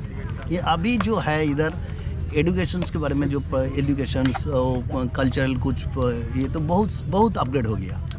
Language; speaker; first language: Hindi; non-native, local second language; Bangla